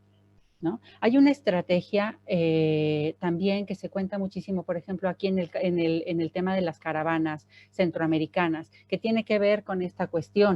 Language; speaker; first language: Spanish; native; Spanish